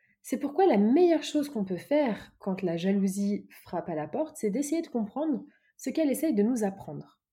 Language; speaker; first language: French; native; French